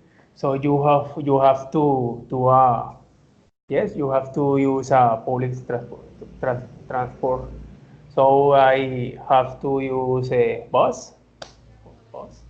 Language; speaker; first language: English; non-native, learner; Spanish